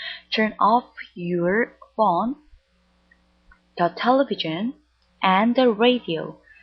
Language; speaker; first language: English; non-native, fluent; Korean